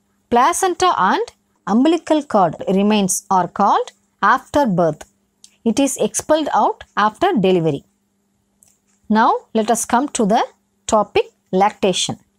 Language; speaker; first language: English; non-native, local second language; Tamil